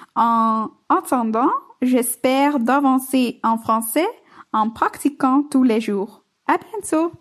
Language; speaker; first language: French; non-native, learner; Dutch